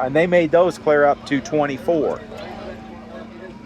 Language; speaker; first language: English; native; English